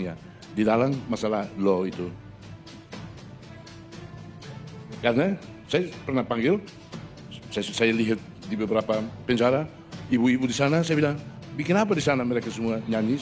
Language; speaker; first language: Indonesian; non-native, fluent; Tetum